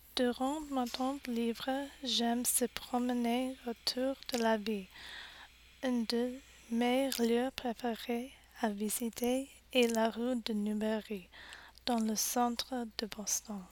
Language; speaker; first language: French; non-native, learner; English